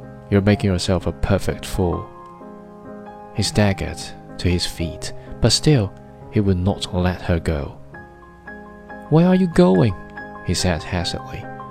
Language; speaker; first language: English; non-native, fluent; Chinese